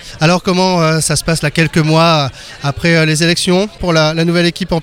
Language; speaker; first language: French; native; French